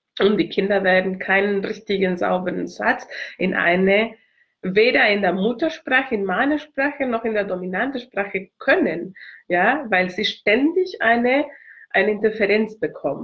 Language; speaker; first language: German; non-native, fluent; Spanish